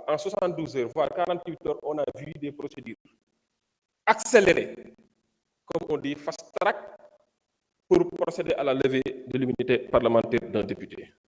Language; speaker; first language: French; non-native, local second language; Wolof